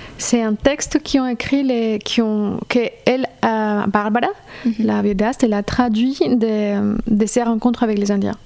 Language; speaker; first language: French; non-native, fluent; Spanish